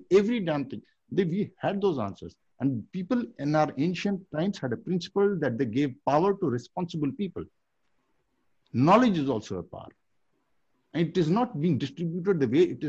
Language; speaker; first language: English; non-native, local second language; Hindi